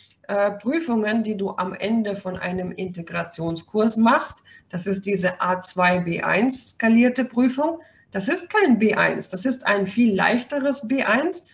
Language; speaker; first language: German; non-native, fluent; Russian